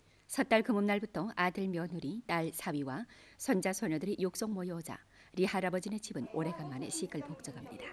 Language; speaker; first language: Korean; native; Korean